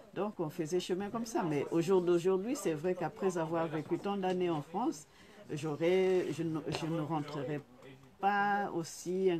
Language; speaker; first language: French; non-native, fluent; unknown